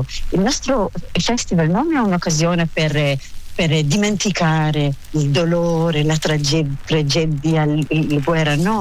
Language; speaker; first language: Italian; non-native, learner; Hebrew